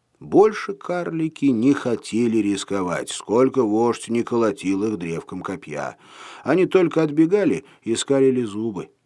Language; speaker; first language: Russian; native; Russian